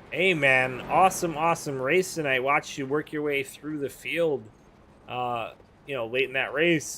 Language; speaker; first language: English; native; English